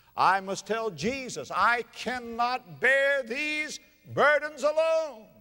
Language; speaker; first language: English; native; English